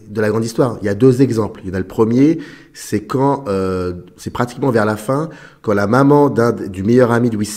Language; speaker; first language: French; native; French